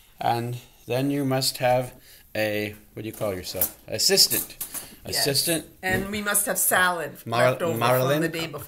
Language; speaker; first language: English; native; English